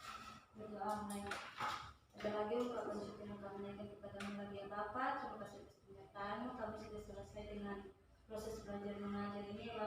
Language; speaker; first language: Indonesian; native; Indonesian